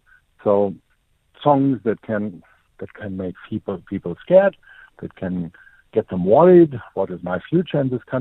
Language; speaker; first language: English; non-native, fluent; German